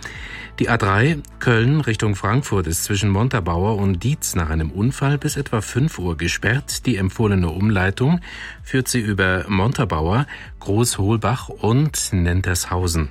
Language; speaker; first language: German; native; German